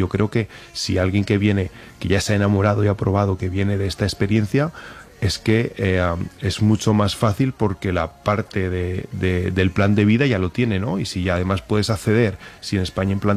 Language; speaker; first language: Spanish; native; Spanish